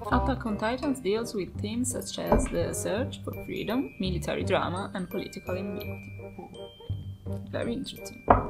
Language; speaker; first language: English; non-native, fluent; Italian